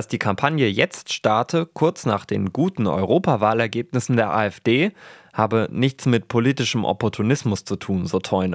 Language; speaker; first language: German; native; German